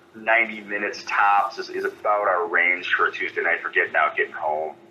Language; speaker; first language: English; native; English